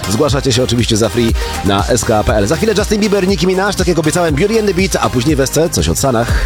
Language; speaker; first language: Polish; native; Polish